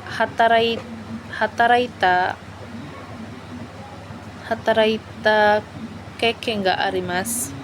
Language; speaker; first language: Japanese; non-native, learner; Indonesian